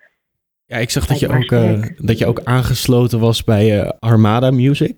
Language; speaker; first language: Dutch; native; Dutch